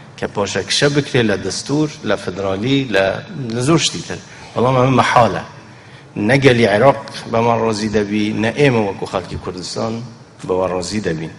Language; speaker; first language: Central Kurdish; non-native, local second language; Kurdish